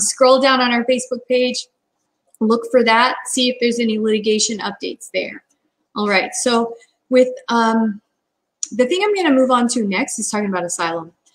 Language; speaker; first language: English; native; English